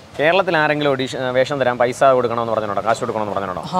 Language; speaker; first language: Malayalam; native; Malayalam